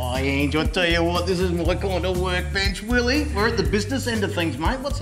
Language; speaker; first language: English; native; English